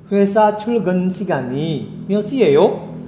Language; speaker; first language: Korean; non-native, fluent; Indonesian